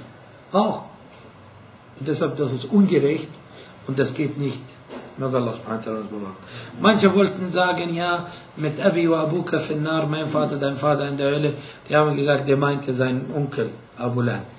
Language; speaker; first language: German; non-native, fluent; Arabic